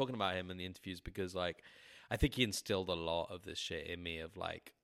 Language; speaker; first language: English; native; English